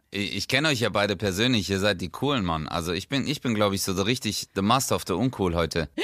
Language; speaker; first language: German; early bilingual, other home language; Turkish